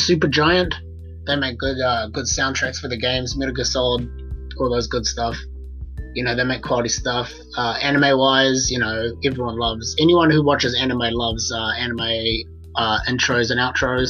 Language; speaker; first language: English; native; English